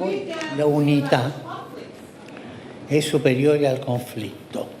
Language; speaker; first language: Italian; non-native, fluent; Spanish